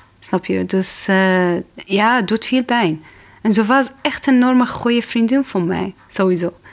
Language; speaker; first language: Dutch; non-native, fluent; Arabic